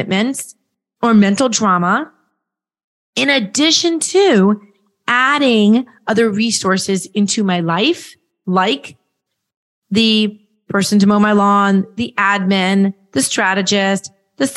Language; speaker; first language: English; native; English